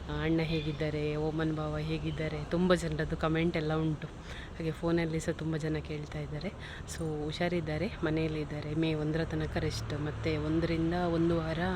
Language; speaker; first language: Kannada; native; Kannada